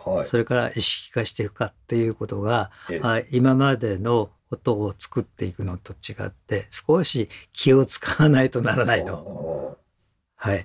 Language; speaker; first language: Japanese; native; Japanese